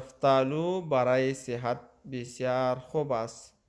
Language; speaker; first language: Persian; non-native, local second language; Pashto